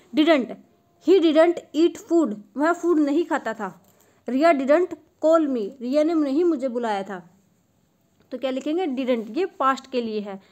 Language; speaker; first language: Hindi; native; Hindi